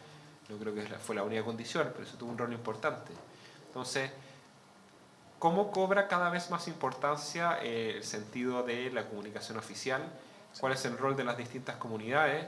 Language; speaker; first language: Spanish; native; Spanish